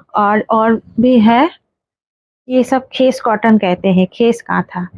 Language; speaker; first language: Hindi; non-native, local second language; Bangla